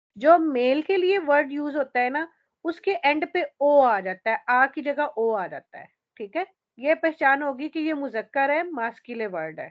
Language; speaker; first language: Urdu; native; Urdu